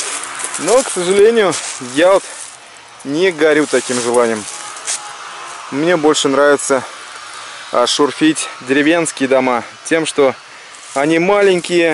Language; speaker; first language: Russian; native; Russian